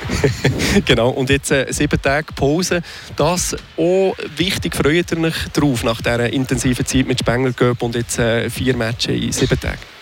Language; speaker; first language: German; native; German